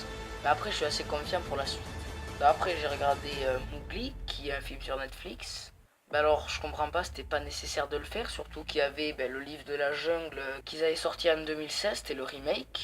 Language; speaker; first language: French; native; French